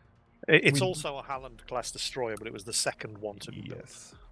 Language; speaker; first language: English; native; English